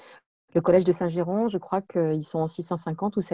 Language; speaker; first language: French; native; French